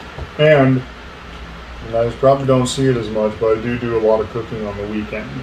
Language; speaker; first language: English; native; English